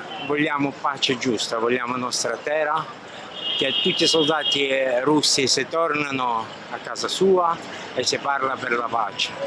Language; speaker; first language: Italian; non-native, learner; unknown